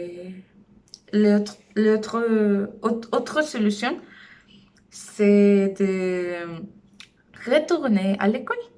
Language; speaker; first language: French; non-native, learner; Spanish